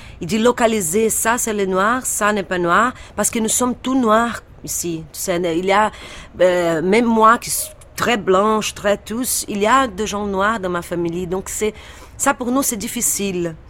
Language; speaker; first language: French; non-native, fluent; Portuguese